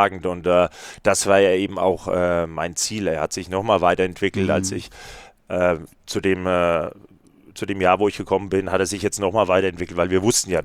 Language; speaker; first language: German; native; German